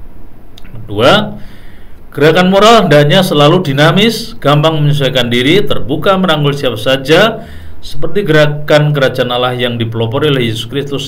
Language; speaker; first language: Indonesian; native; Indonesian